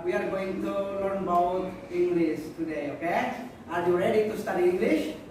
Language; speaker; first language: English; non-native, learner; Indonesian